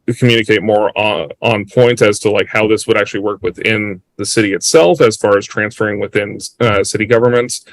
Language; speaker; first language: English; native; English